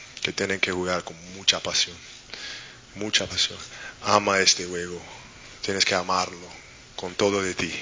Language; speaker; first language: Spanish; non-native, learner; English